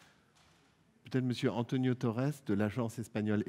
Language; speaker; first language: French; native; French